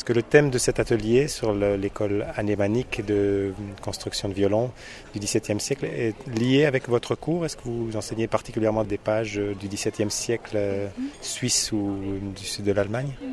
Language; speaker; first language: French; native; French